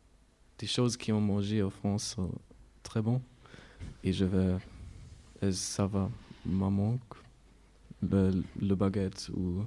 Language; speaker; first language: French; non-native, learner; German